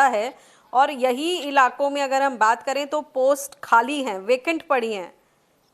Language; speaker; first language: Hindi; native; Hindi